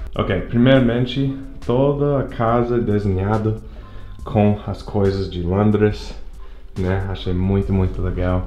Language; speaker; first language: Portuguese; non-native, fluent; English